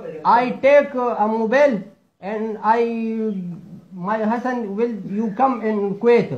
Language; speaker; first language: English; non-native, learner; Urdu